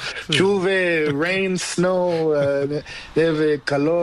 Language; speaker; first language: Spanish; non-native, learner; Portuguese